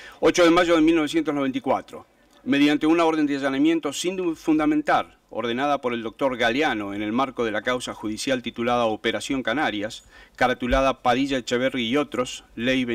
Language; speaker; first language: Spanish; native; Spanish